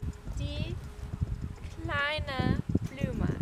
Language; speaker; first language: German; non-native, learner; English